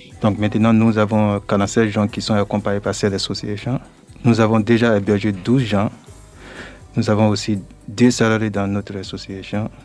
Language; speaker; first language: French; non-native, learner; English